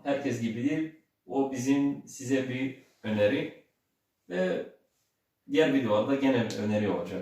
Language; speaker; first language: Turkish; early bilingual, heritage; Turkish